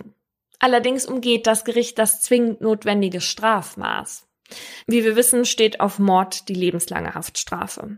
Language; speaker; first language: German; native; German